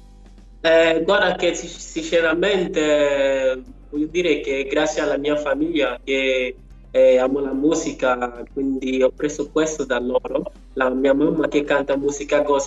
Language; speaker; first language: Italian; non-native, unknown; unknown